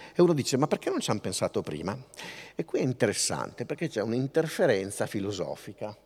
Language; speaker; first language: Italian; native; Italian